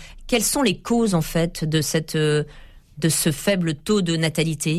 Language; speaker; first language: French; native; French